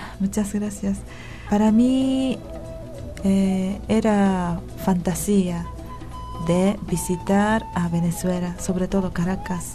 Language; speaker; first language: Spanish; non-native, fluent; Japanese